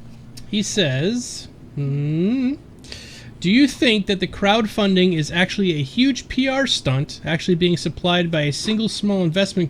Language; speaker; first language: English; native; English